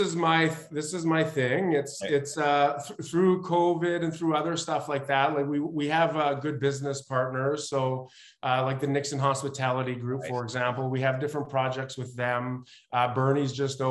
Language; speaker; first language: English; native; English